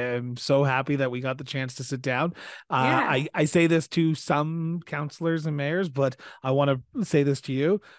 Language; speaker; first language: English; native; English